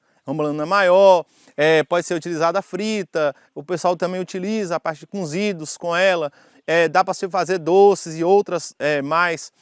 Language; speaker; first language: Portuguese; native; Portuguese